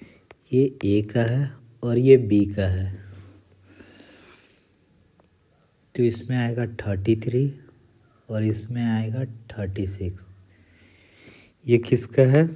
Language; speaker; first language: Hindi; native; Hindi